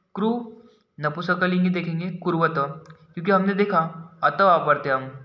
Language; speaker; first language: Hindi; non-native, local second language; Marathi